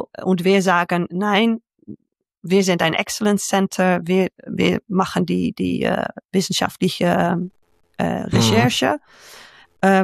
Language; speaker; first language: German; non-native, fluent; Dutch